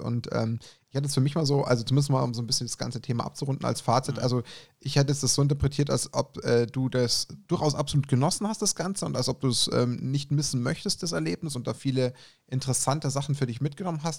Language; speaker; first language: German; native; German